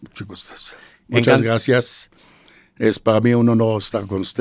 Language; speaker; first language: Spanish; non-native, fluent; Hebrew